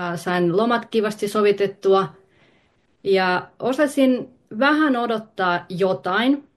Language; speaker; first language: Finnish; early bilingual, other home language; Russian